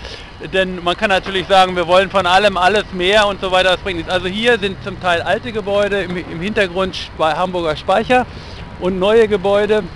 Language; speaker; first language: German; native; German